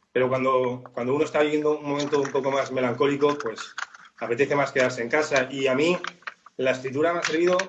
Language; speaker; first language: Spanish; native; Spanish